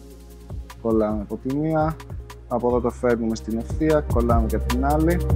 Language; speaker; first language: Greek; native; Greek